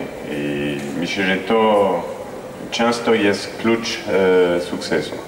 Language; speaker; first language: Polish; non-native, fluent; French